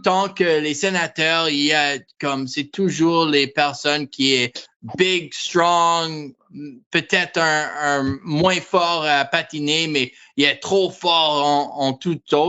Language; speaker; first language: French; non-native, learner; English